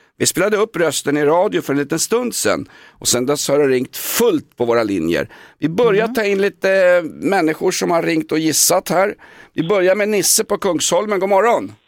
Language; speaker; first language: Swedish; native; Swedish